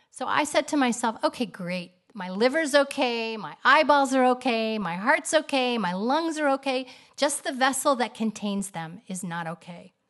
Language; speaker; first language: English; native; English